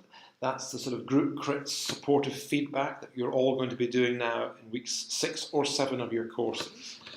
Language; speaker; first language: English; native; English